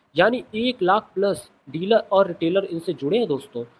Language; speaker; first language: Hindi; native; Hindi